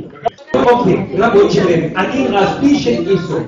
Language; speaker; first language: Russian; non-native, learner; German